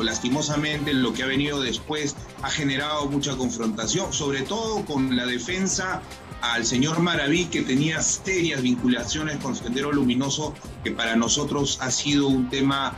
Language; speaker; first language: Spanish; native; Spanish